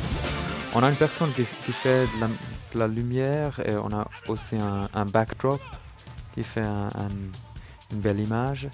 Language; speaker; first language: French; non-native, learner; German